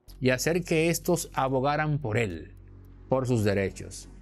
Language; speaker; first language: Spanish; native; Spanish